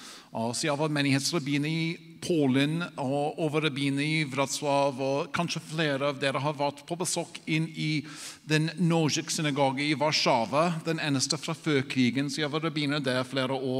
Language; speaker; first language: Norwegian; non-native, fluent; English